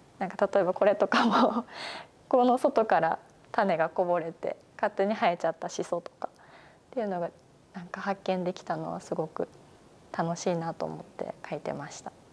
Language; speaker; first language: Japanese; native; Japanese